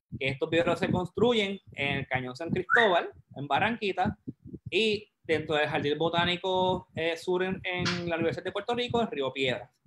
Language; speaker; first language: Spanish; native; Spanish